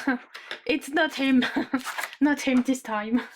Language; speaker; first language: English; non-native, learner; French